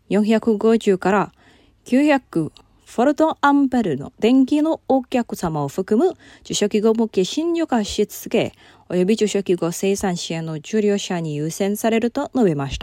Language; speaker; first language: Japanese; non-native, fluent; Indonesian